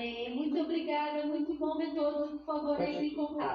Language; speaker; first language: Portuguese; non-native, fluent; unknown